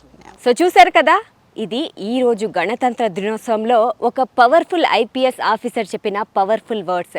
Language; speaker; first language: Telugu; native; Telugu